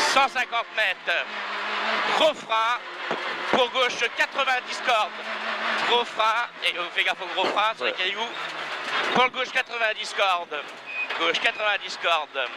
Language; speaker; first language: French; native; French